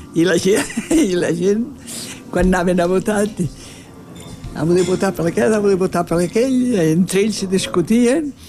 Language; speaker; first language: Catalan; native; Catalan